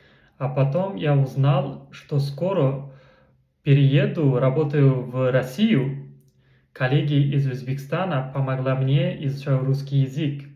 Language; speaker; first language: Russian; non-native, learner; Kazakh